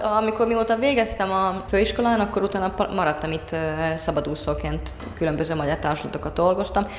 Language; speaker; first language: Hungarian; non-native, fluent; Finnish